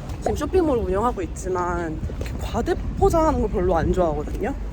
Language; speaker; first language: Korean; native; Korean